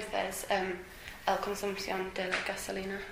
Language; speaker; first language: Spanish; non-native, learner; English